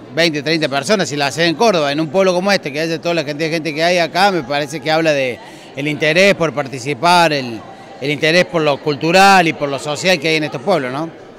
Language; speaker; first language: Spanish; native; Spanish